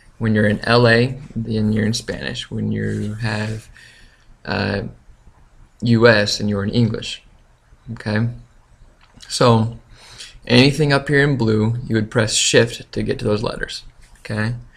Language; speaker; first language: English; native; English